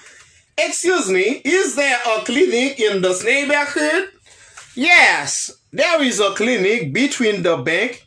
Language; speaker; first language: English; non-native, fluent; Haitian Creole